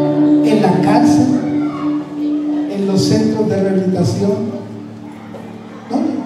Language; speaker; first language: Spanish; native; Spanish